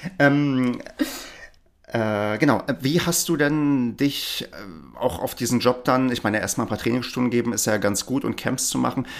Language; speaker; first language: German; native; German